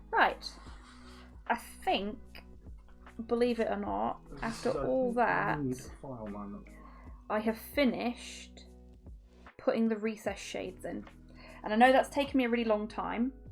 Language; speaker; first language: English; native; English